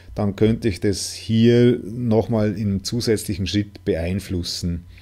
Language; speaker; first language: German; non-native, local second language; Swiss German